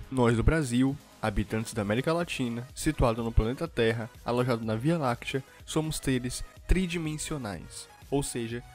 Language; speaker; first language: Portuguese; native; Portuguese